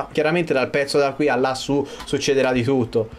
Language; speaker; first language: Italian; native; Italian